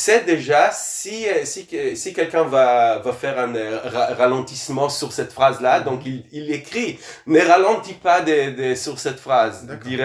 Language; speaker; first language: French; non-native, fluent; Hebrew